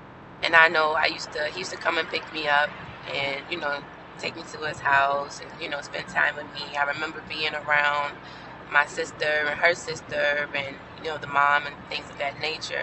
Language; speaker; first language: English; native; English